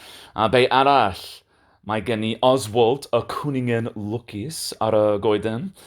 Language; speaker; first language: Welsh; non-native, learner; English